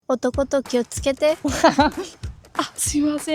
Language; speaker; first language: Japanese; non-native, learner; Portuguese